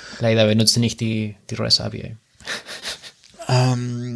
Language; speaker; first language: German; non-native, learner; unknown